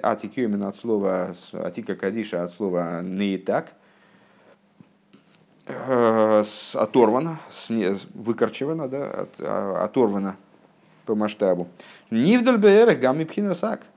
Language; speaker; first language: Russian; native; Russian